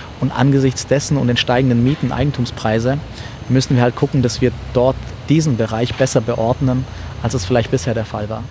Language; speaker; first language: German; early bilingual, other home language; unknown